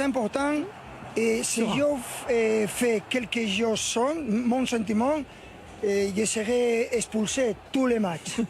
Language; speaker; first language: French; non-native, learner; Spanish